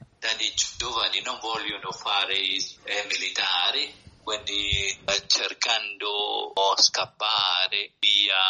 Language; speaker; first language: Italian; non-native, learner; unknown